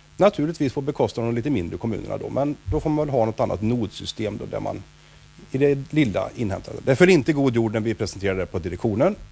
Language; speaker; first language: Swedish; native; Swedish